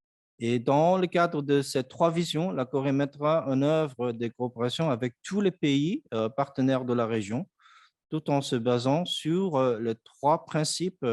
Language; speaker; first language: French; non-native, fluent; Korean